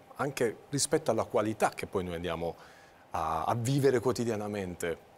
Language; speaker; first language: Italian; native; Italian